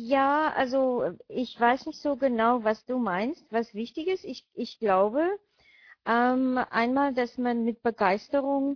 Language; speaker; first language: German; non-native, fluent; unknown